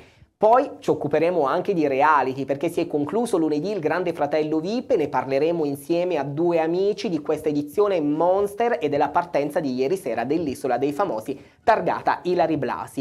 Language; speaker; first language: Italian; native; Italian